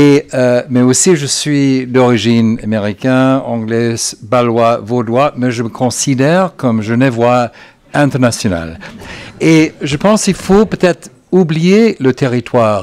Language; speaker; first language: French; non-native, fluent; English